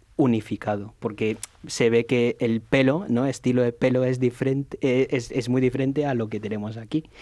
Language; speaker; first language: Spanish; non-native, fluent; Cantonese